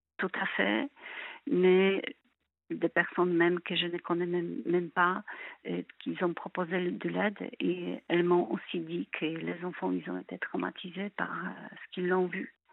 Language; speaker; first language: French; non-native, fluent; Polish